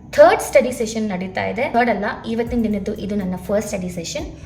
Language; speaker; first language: Kannada; non-native, local second language; Telugu